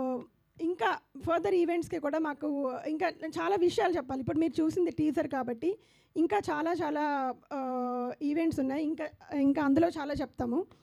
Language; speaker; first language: Telugu; native; Telugu